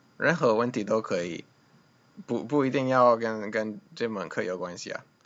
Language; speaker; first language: Chinese; non-native, fluent; English